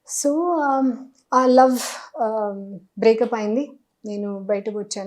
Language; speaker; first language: Telugu; non-native, learner; Hindi